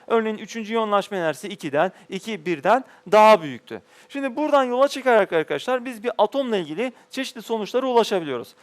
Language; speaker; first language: Turkish; native; Turkish